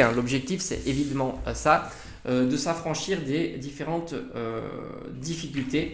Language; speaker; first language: French; native; French